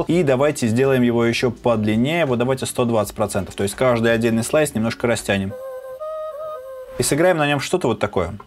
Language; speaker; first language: Russian; native; Russian